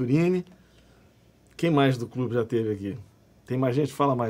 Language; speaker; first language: Portuguese; native; Portuguese